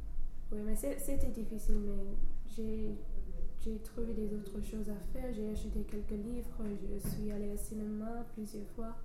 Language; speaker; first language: French; non-native, fluent; English